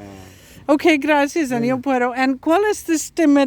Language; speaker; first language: Spanish; non-native, learner; English